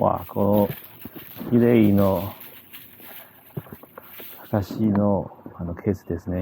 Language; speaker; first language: Japanese; non-native, learner; Chinese